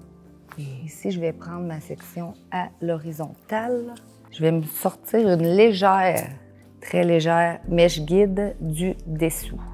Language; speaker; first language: French; native; French